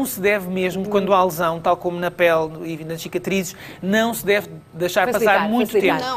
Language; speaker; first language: Portuguese; native; Portuguese